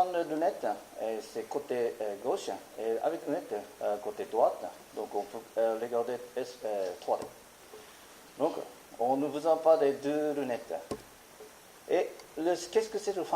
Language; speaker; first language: French; non-native, learner; Japanese